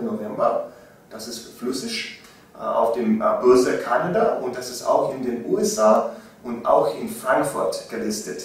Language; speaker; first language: German; non-native, learner; English